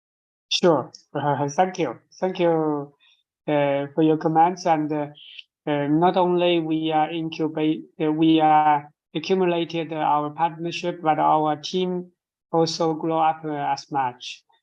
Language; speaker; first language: English; non-native, fluent; Chinese